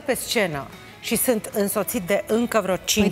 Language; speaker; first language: Romanian; native; Romanian